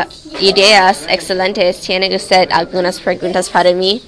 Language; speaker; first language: Spanish; non-native, learner; English